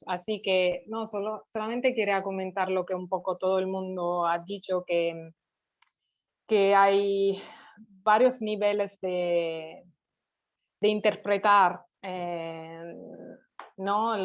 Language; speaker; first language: Spanish; non-native, fluent; Italian